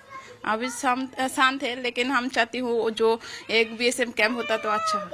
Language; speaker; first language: Hindi; non-native, local second language; Bangla